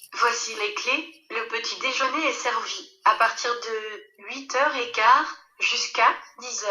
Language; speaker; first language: French; native; French